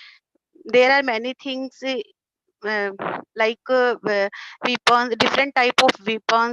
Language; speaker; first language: English; non-native, learner; Hindi